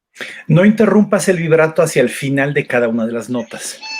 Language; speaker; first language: Spanish; native; Spanish